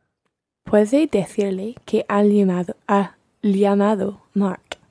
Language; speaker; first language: Spanish; non-native, learner; English